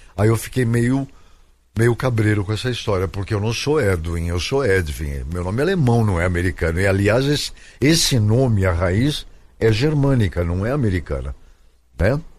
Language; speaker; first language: Portuguese; native; Portuguese